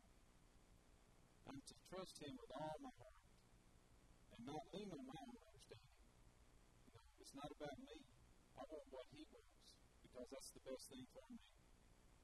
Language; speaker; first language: English; native; English